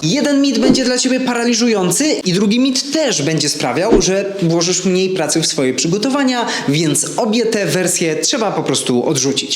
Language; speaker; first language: Polish; native; Polish